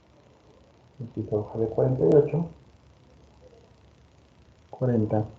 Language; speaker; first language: Spanish; native; Spanish